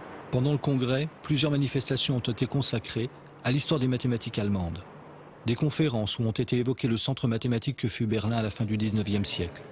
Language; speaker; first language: French; native; French